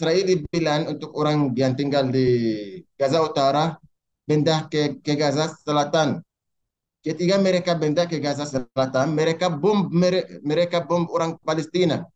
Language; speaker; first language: Indonesian; non-native, learner; Arabic